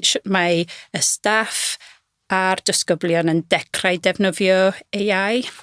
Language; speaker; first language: Welsh; non-native, local second language; English